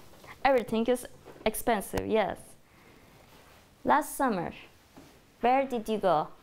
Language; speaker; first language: English; non-native, fluent; Turkish